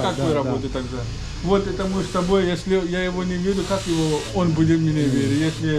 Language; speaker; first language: Russian; non-native, learner; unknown